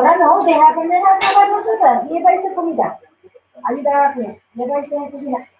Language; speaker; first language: Spanish; early bilingual, other home language; Filipino